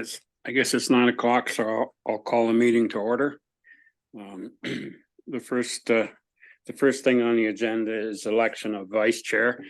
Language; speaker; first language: English; native; English